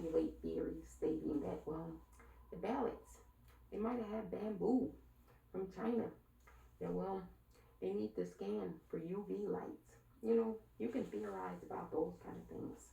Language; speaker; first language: English; native; English